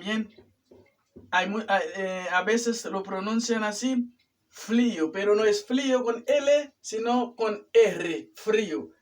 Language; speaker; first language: Spanish; non-native, fluent; Haitian Creole